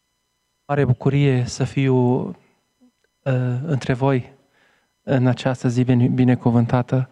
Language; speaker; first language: Romanian; non-native, fluent; Arabic